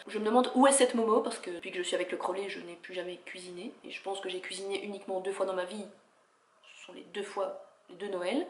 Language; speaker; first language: French; native; French